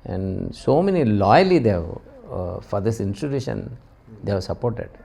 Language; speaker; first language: English; non-native, local second language; Kannada